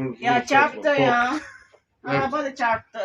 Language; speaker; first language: Turkish; non-native, learner; Indonesian